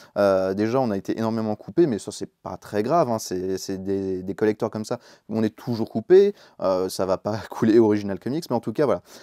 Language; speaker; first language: French; native; French